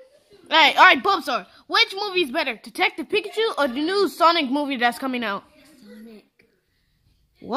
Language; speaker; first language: English; native; English